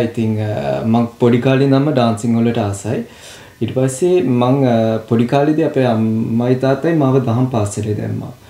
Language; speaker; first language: Sinhala; early bilingual, heritage; Sinhala